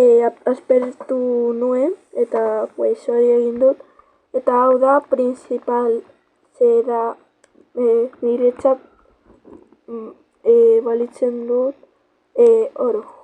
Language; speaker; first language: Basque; non-native, local second language; Spanish